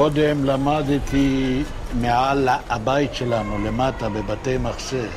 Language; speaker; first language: Hebrew; non-native, local second language; Yiddish